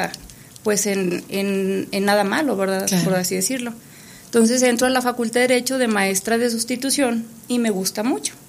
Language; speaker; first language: Spanish; native; Spanish